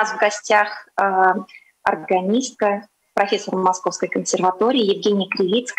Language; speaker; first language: Russian; native; Russian